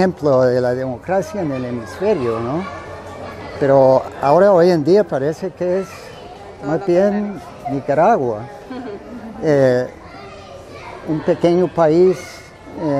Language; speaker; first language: Spanish; non-native, fluent; English